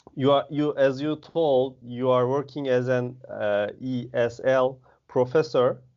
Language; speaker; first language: English; non-native, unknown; Turkish